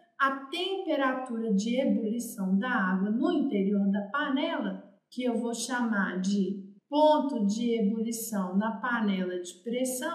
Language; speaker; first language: Portuguese; native; Portuguese